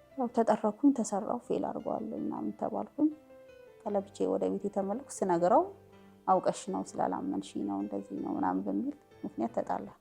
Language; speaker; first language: Amharic; native; Amharic